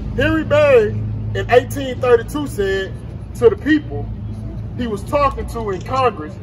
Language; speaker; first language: English; native; English